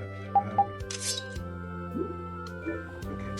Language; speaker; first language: French; native; French